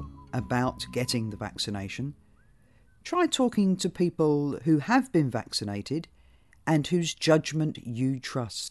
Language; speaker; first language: English; native; English